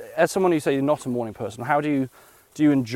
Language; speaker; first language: English; native; English